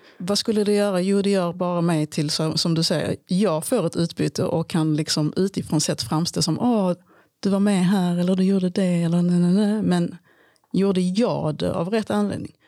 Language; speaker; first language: Swedish; early bilingual, other home language; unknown